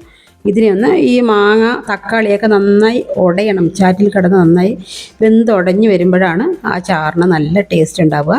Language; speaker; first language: Malayalam; native; Malayalam